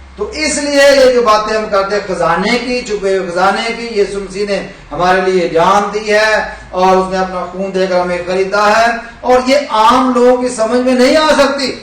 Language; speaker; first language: Urdu; non-native, local second language; Punjabi